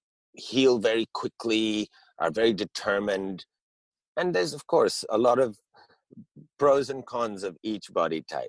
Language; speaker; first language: English; early bilingual, heritage; English